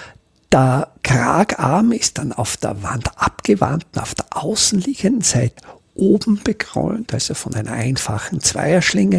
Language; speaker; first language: German; native; German